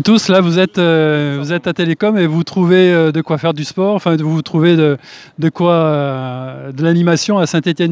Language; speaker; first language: French; native; French